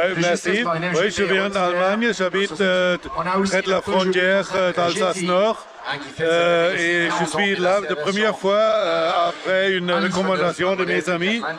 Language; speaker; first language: French; non-native, fluent; German